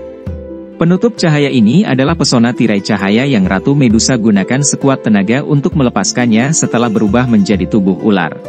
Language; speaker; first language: Indonesian; native; Indonesian